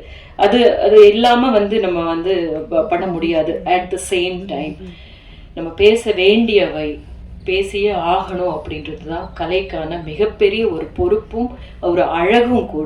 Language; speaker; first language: Tamil; native; Tamil